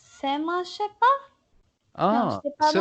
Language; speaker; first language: French; non-native, learner; English